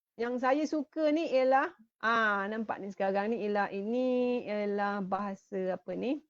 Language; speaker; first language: Malay; native; Malay